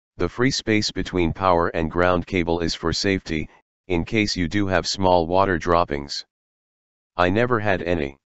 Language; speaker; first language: English; non-native, fluent; German